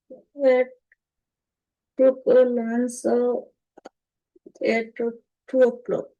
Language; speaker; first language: English; non-native, learner; Bangla